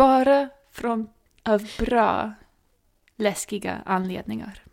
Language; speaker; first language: Swedish; non-native, fluent; English